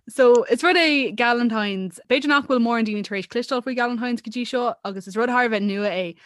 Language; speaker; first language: Irish; non-native, local second language; English